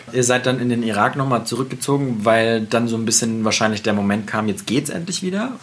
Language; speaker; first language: German; native; German